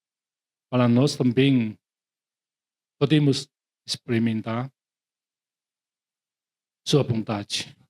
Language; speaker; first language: Portuguese; non-native, learner; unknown